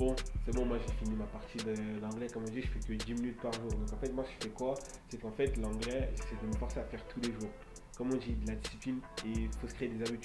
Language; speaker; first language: French; native; French